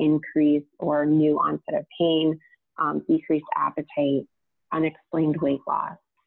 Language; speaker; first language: English; native; English